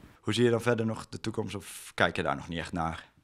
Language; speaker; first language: Dutch; native; Dutch